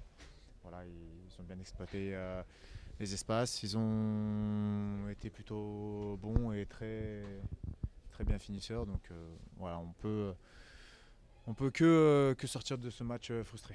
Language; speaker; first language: French; native; French